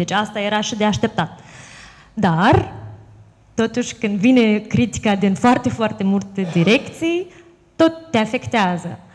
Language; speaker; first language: Romanian; early bilingual, heritage; Romanian